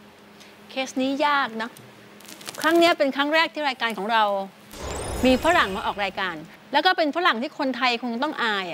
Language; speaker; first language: Thai; native; Thai